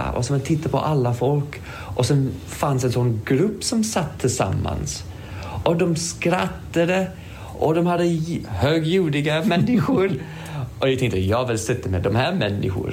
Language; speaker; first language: Swedish; non-native, fluent; English